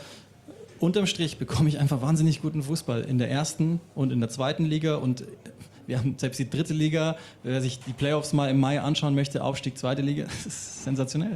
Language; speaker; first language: German; native; German